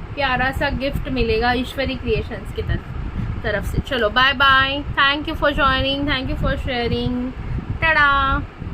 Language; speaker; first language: Hindi; non-native, local second language; Marathi